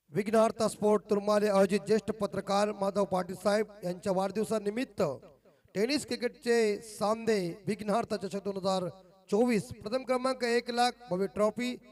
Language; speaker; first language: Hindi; non-native, local second language; Marathi